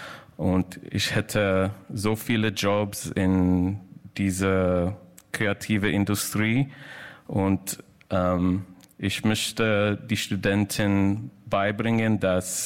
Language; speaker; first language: German; non-native, learner; English